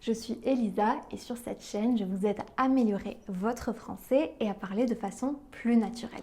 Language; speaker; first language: French; native; French